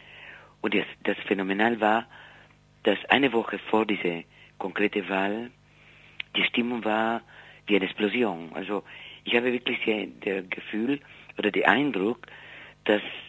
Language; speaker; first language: German; non-native, fluent; Spanish